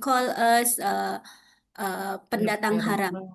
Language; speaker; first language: English; non-native, learner; Indonesian